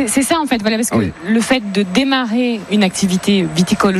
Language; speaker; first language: French; native; French